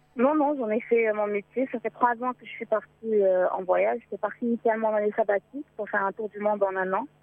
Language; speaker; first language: French; non-native, local second language; Arabic